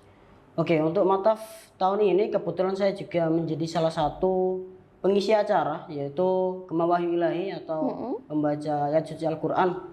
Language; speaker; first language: Indonesian; non-native, local second language; Javanese